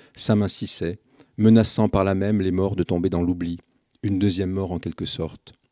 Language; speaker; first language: French; native; French